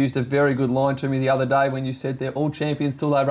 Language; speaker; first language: English; native; English